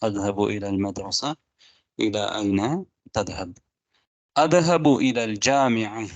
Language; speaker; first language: Arabic; non-native, fluent; Tamil